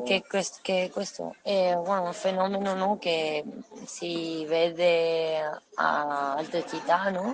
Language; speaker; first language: Italian; non-native, learner; Spanish